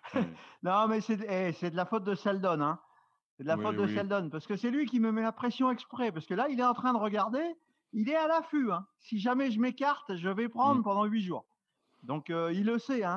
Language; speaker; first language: French; native; French